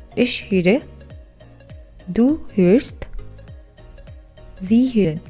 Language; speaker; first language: German; non-native, fluent; Punjabi